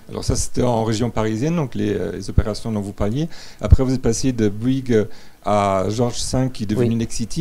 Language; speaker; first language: French; native; French